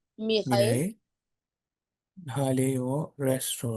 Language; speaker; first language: French; non-native, learner; Punjabi